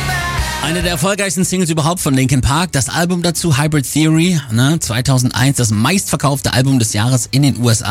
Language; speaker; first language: German; native; German